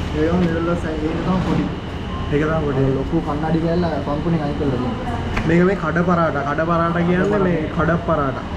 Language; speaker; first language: Sinhala; native; Sinhala